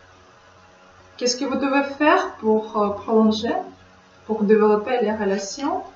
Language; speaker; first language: French; non-native, learner; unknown